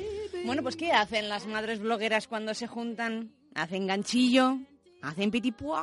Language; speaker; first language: Spanish; native; Spanish